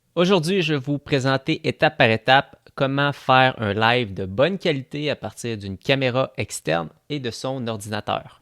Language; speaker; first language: French; native; French